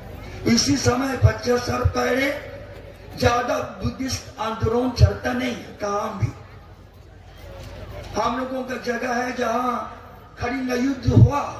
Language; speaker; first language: Hindi; non-native, learner; Japanese